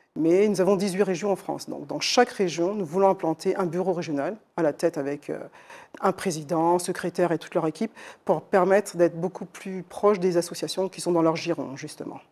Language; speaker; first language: French; native; French